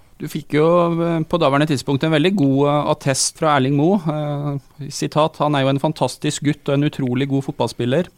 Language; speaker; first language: Norwegian; native; Norwegian